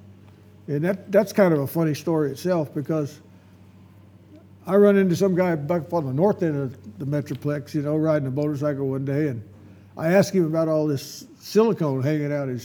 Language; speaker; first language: English; native; English